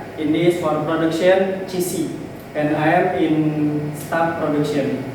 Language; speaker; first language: English; non-native, learner; Indonesian